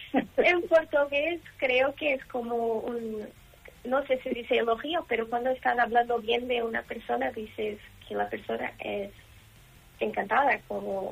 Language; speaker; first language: Spanish; non-native, learner; Portuguese